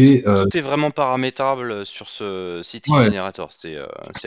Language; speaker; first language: French; native; French